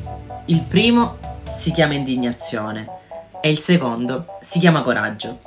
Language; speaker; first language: Italian; native; Italian